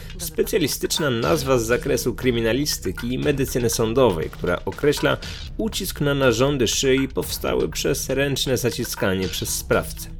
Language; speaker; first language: Polish; native; Polish